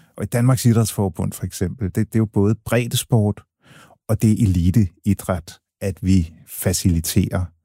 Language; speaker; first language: Danish; early bilingual, other home language; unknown